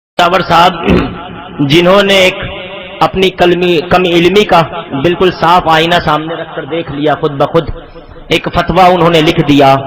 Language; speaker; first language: Urdu; native; Urdu